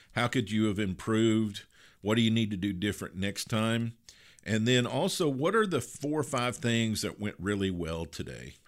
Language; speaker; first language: English; native; English